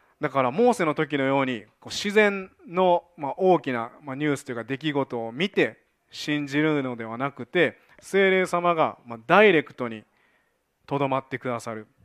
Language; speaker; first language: Japanese; native; Japanese